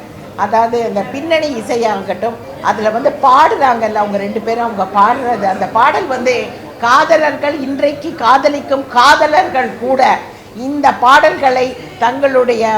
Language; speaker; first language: Tamil; native; Tamil